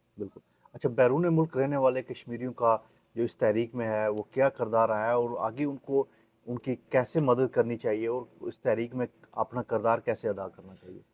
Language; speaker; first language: Urdu; non-native, local second language; Pahari-Potwari